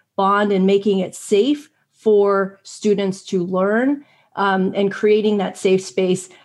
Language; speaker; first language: English; native; English